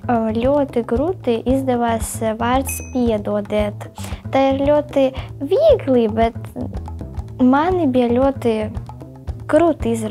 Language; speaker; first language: Latvian; non-native, learner; Ukrainian